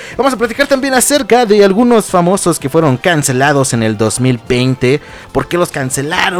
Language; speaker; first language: Spanish; native; Spanish